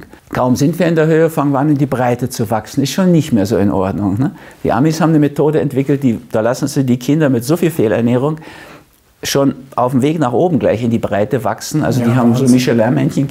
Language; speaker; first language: German; native; German